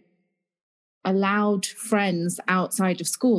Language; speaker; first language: English; native; English